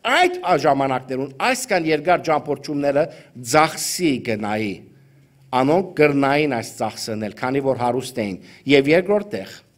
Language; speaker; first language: Armenian; early bilingual, heritage; Armenian